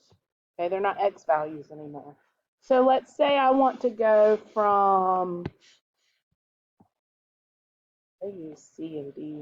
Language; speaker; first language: English; native; English